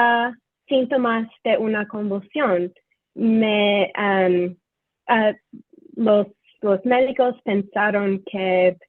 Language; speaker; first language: Spanish; non-native, fluent; English